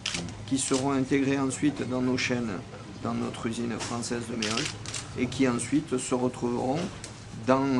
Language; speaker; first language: French; native; French